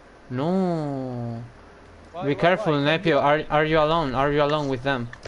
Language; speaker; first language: English; non-native, learner; Spanish